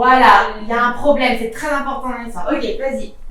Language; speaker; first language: French; native; French